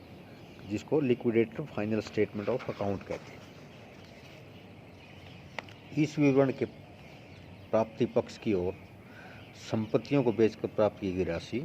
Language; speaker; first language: Hindi; native; Hindi